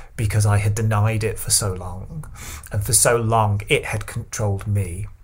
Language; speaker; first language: English; native; English